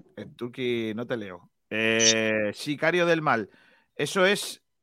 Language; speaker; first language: Spanish; native; Spanish